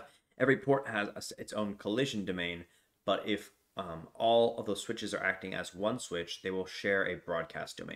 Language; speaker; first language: English; native; English